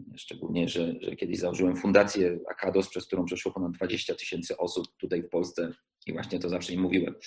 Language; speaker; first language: Polish; early bilingual, heritage; Polish